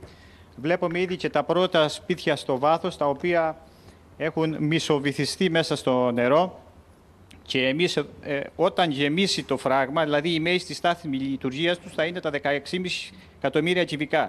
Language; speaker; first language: Greek; native; Greek